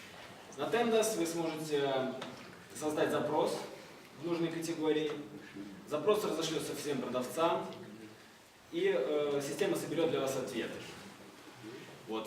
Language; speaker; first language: Russian; native; Russian